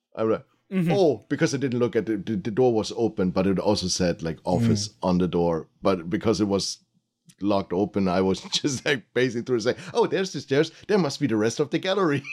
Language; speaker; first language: English; early bilingual, other home language; German